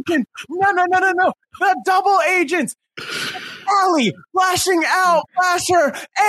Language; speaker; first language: English; native; English